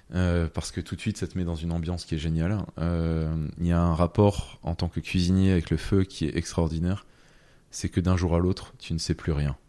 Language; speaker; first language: French; native; French